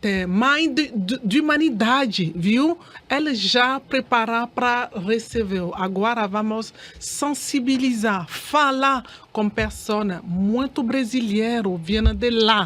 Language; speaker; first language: Portuguese; non-native, learner; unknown